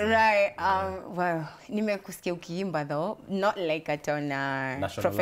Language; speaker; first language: English; non-native, local second language; Swahili